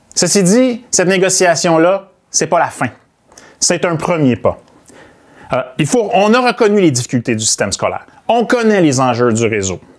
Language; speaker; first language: French; native; French